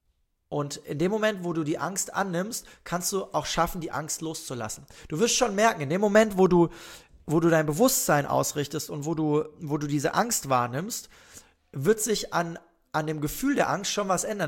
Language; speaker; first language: German; native; German